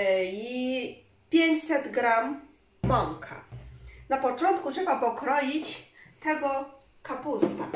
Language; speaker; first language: Polish; non-native, learner; Chinese